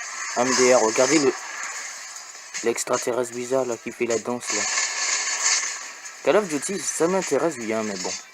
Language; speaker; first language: French; native; French